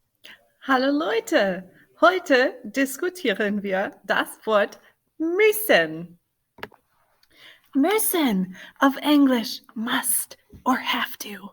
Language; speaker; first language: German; non-native, fluent; English